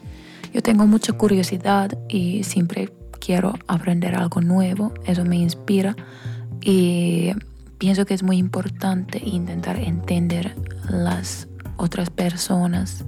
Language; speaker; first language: Spanish; non-native, fluent; Finnish